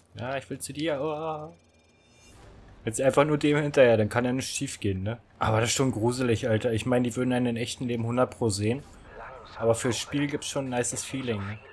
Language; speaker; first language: German; native; German